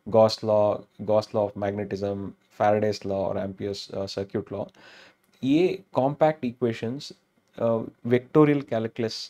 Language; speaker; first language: Hindi; non-native, local second language; Telugu